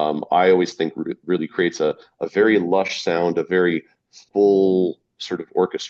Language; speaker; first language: English; native; English